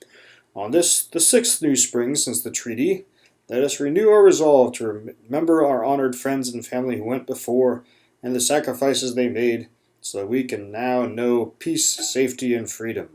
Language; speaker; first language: English; native; English